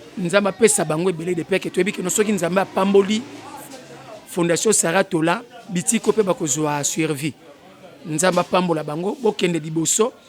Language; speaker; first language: Lingala; native; Lingala